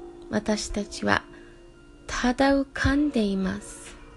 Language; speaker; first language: Japanese; non-native, learner; English